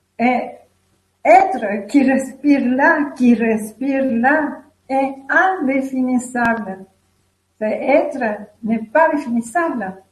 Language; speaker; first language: French; non-native, fluent; Spanish